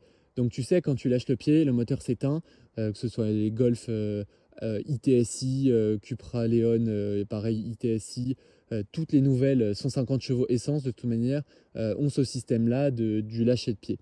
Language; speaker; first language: French; native; French